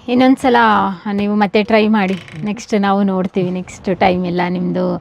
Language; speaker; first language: Kannada; native; Kannada